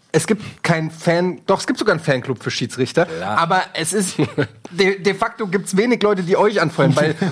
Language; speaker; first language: German; native; German